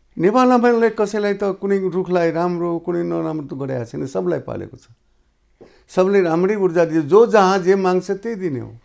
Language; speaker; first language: Nepali; non-native, local second language; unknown